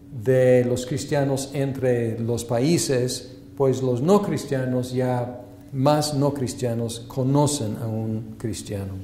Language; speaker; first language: Spanish; non-native, fluent; English